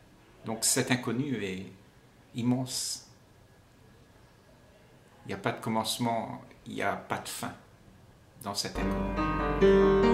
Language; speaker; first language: French; native; French